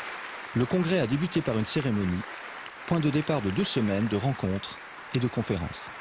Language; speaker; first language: French; native; French